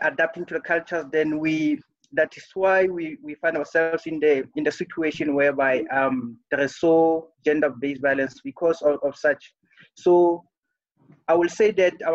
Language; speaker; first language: English; non-native, local second language; Southern Sotho